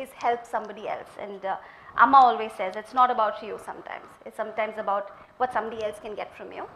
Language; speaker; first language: English; non-native, local second language; Malayalam